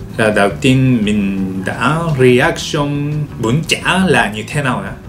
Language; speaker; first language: Vietnamese; non-native, learner; Japanese